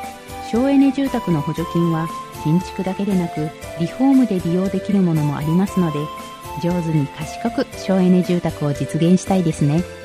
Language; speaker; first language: Japanese; native; Japanese